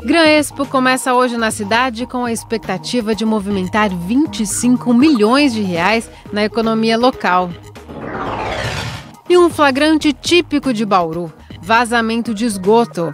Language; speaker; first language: Portuguese; native; Portuguese